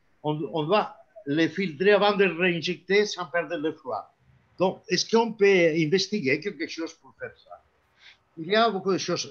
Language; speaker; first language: French; non-native, fluent; Spanish